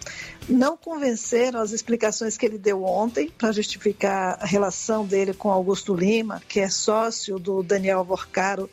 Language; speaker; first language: Portuguese; native; Portuguese